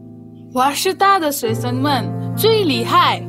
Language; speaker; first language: Chinese; non-native, fluent; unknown